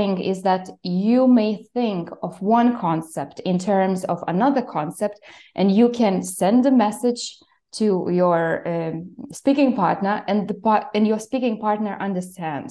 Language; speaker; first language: English; non-native, fluent; Lithuanian